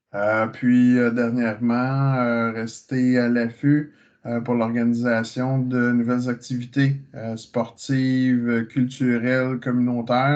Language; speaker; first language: French; native; French